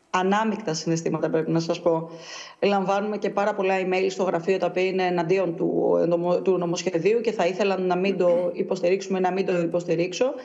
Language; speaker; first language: Greek; native; Greek